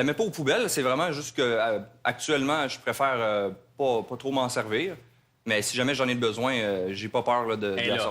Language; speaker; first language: French; native; French